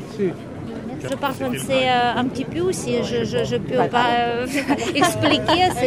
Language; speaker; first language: French; non-native, learner; Russian